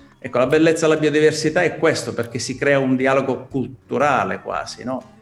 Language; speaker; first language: Italian; native; Italian